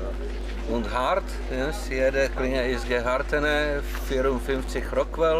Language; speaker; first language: German; non-native, fluent; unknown